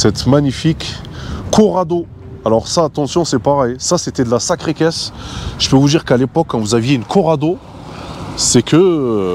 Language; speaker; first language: French; native; French